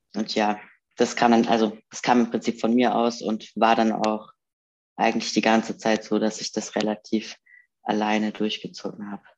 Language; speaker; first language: German; native; German